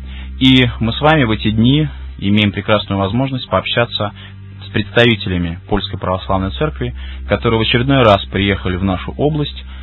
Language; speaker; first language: Russian; native; Russian